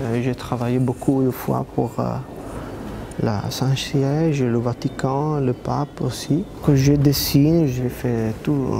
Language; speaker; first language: French; non-native, fluent; Italian